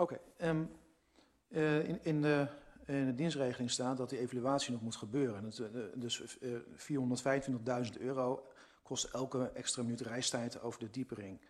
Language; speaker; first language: Dutch; native; Dutch